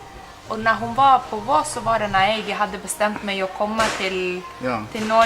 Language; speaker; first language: Norwegian; non-native, fluent; Spanish